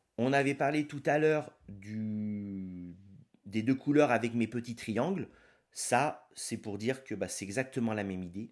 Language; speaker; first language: French; native; French